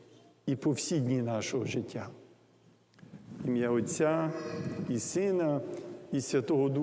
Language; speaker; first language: Ukrainian; early bilingual, heritage; English